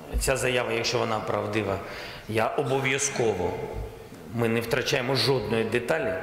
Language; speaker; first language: Ukrainian; non-native, local second language; Russian